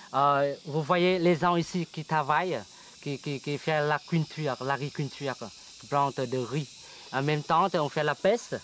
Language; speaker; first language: French; non-native, fluent; Vietnamese